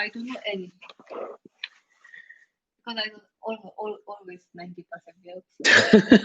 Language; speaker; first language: English; non-native, learner; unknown